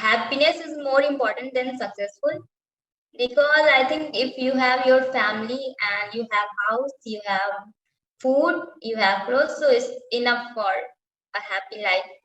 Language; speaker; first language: English; non-native, learner; Hindi